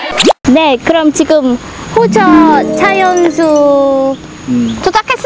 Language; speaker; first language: Korean; non-native, learner; Vietnamese